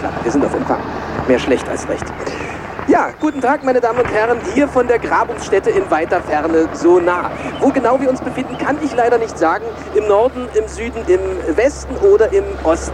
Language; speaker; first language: German; native; German